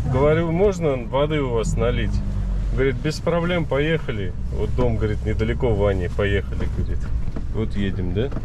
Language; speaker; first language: Russian; native; Russian